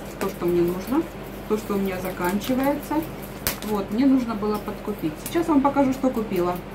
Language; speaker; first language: Russian; native; Russian